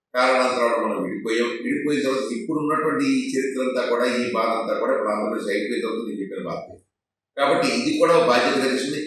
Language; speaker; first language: Telugu; native; Telugu